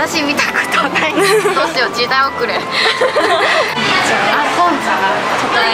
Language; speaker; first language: Japanese; non-native, learner; Chinese